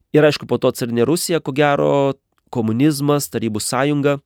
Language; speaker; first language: Lithuanian; native; Lithuanian